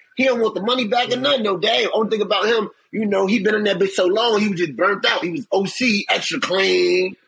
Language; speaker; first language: English; native; English